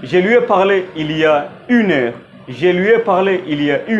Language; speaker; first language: French; non-native, fluent; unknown